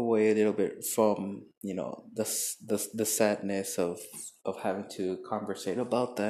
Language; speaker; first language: English; native; English